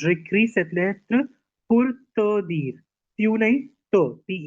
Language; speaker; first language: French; non-native, fluent; Hindi